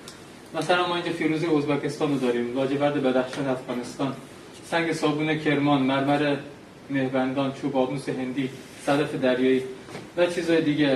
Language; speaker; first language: Persian; native; Persian